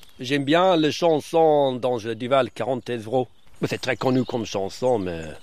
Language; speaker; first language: French; non-native, fluent; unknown